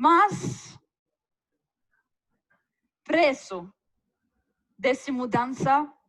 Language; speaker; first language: Portuguese; non-native, fluent; Arabic